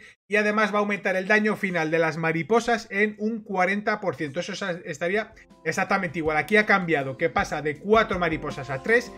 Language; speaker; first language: Spanish; native; Spanish